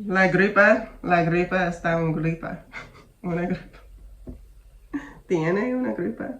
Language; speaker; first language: Spanish; non-native, learner; English